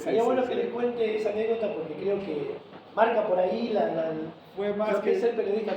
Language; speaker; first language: Spanish; native; Spanish